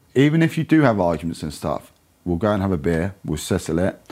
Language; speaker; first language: English; native; English